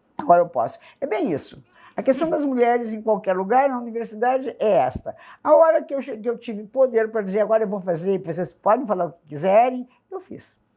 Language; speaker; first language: Portuguese; native; Portuguese